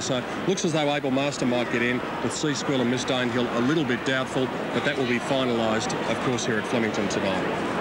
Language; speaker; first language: English; native; English